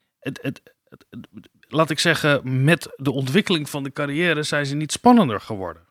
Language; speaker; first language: Dutch; native; Dutch